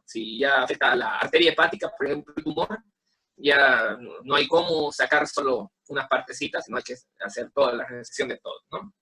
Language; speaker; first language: Spanish; native; Spanish